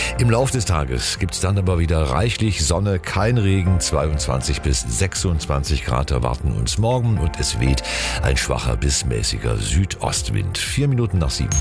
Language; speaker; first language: German; native; German